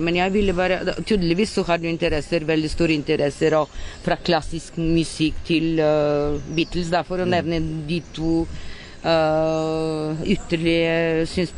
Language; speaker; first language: Norwegian; non-native, fluent; Bulgarian